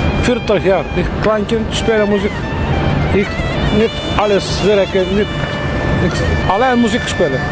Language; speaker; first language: Dutch; non-native, learner; Turkish